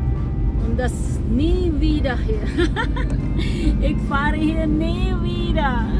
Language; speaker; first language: German; non-native, learner; Filipino